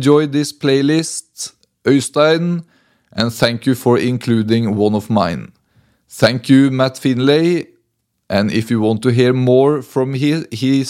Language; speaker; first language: English; non-native, fluent; Norwegian